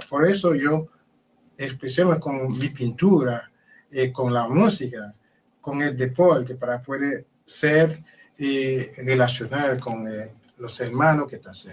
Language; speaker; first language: Spanish; non-native, learner; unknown